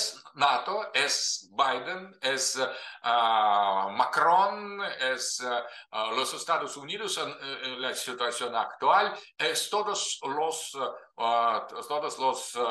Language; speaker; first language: Spanish; non-native, fluent; Russian